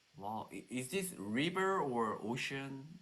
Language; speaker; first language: English; non-native, learner; Korean